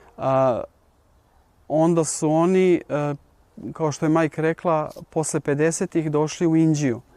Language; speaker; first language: Bosnian; non-native, local second language; Ukrainian